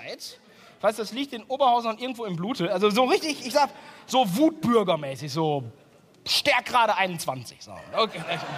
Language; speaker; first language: German; native; German